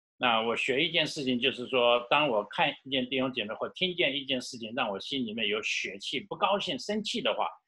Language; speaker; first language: Chinese; native; Chinese